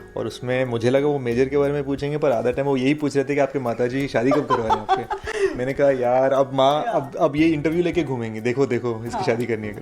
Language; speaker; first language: Hindi; non-native, fluent; Telugu